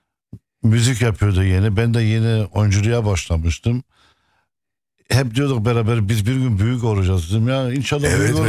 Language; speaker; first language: Turkish; early bilingual, other home language; Arabic